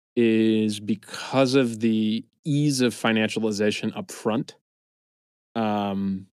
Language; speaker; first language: English; native; English